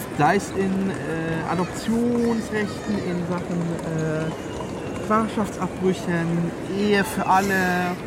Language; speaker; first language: German; early bilingual, other home language; Polish